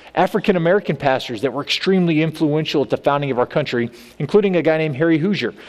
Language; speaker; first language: English; native; English